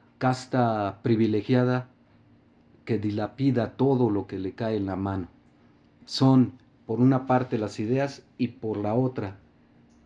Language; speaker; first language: Spanish; native; Spanish